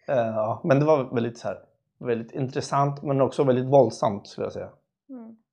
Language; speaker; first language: Swedish; early bilingual, other home language; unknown